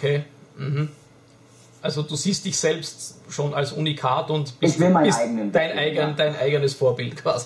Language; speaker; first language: German; native; German